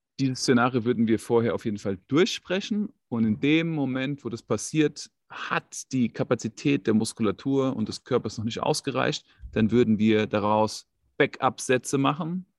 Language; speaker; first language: German; native; German